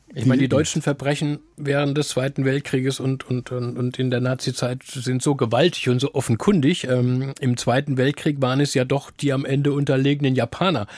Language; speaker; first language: German; native; German